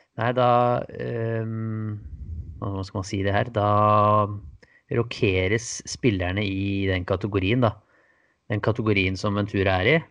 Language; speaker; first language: Norwegian; native; Norwegian